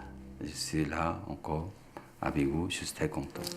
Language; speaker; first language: French; non-native, learner; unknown